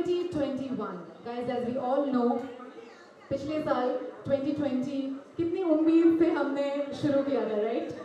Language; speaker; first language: Hindi; native; Hindi